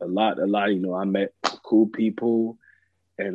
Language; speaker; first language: English; early bilingual, other home language; French